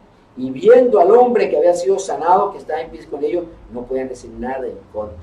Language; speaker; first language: Spanish; native; Spanish